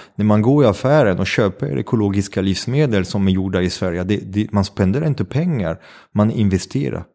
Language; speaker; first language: Swedish; non-native, fluent; French